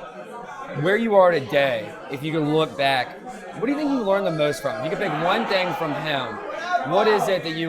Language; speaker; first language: English; native; English